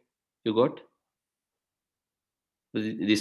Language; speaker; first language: English; non-native, local second language; Sinhala